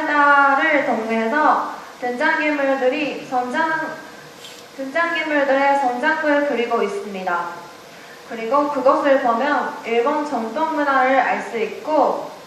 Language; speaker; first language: Korean; non-native, learner; Japanese